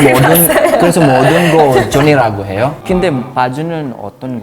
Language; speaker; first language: Korean; non-native, fluent; Filipino